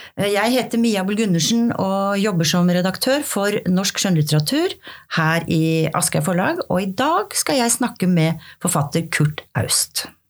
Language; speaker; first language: Norwegian; native; Norwegian